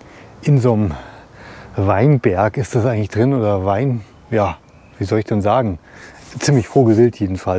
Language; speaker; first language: German; native; German